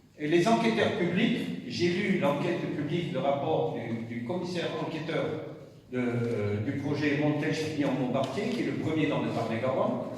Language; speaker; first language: French; non-native, fluent; German